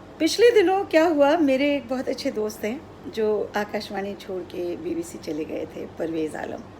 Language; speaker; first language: Hindi; non-native, local second language; Odia